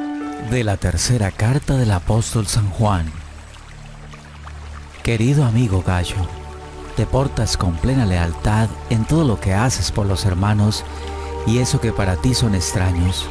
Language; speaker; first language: Spanish; native; Spanish